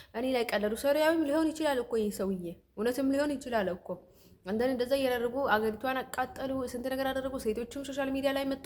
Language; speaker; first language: Amharic; native; Amharic